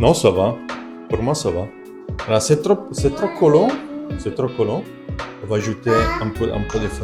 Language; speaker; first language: French; non-native, fluent; Italian